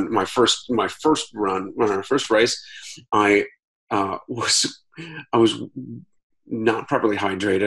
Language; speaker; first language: English; native; English